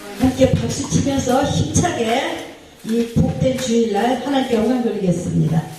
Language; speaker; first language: Korean; native; Korean